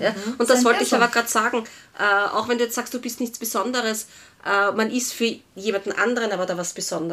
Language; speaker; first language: German; native; German